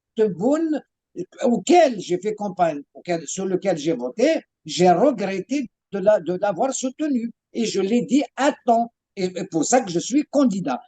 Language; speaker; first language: French; non-native, local second language; Kabyle